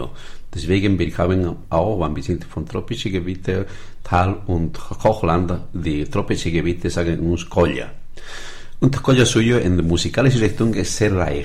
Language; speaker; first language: German; non-native, learner; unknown